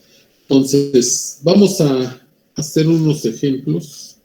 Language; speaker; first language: Spanish; native; Spanish